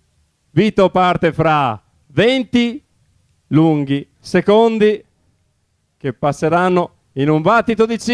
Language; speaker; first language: Italian; native; Italian